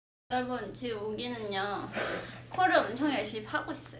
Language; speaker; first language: Korean; non-native, fluent; Thai